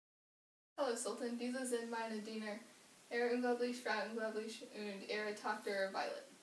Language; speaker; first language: German; non-native, learner; English